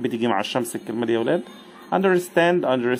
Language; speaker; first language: Arabic; native; Arabic